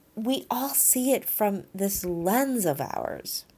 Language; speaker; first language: English; native; English